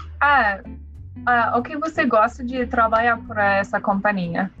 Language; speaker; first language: Portuguese; non-native, learner; English